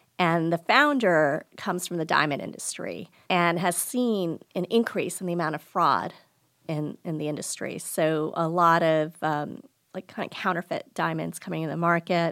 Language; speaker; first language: English; early bilingual, other home language; Gujarati